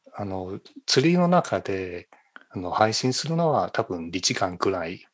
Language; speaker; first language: Japanese; non-native, fluent; Chinese